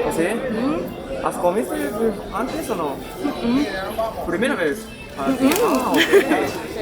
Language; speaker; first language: Spanish; non-native, learner; Japanese